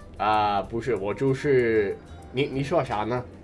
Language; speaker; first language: Chinese; non-native, fluent; English